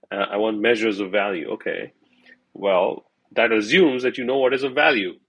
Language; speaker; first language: English; non-native, local second language; Hindi